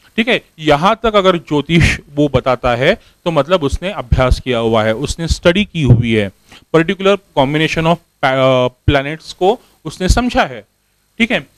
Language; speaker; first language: Hindi; non-native, local second language; Marathi